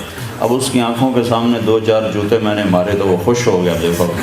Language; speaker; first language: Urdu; non-native, local second language; Punjabi